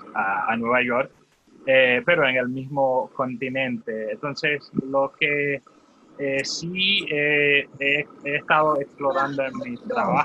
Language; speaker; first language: Spanish; non-native, fluent; Haitian Creole